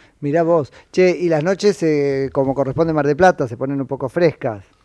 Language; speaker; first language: Spanish; native; Spanish